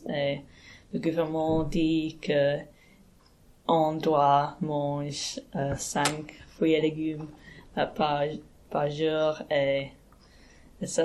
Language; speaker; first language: French; non-native, learner; English